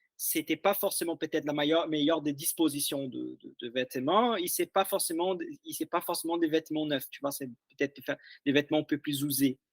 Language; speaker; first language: French; non-native, fluent; Portuguese